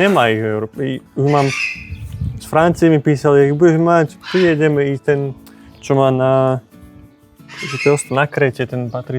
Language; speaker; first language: Polish; non-native, learner; Slovak